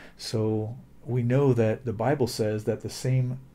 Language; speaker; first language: English; native; English